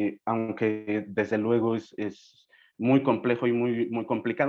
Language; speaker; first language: Spanish; native; Spanish